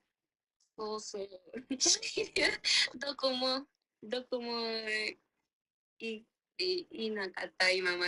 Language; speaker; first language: Japanese; non-native, fluent; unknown